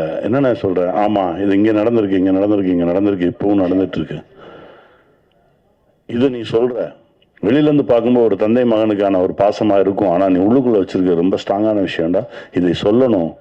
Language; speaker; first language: Tamil; native; Tamil